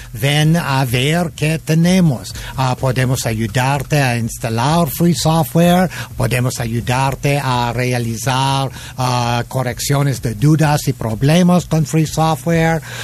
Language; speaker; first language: Spanish; non-native, fluent; English